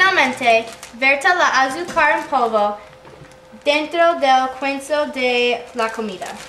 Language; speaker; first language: Spanish; non-native, learner; English